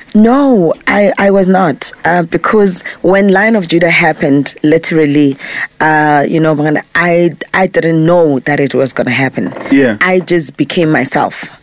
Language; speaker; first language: English; non-native, local second language; Zulu